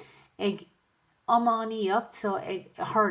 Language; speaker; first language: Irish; non-native, local second language; English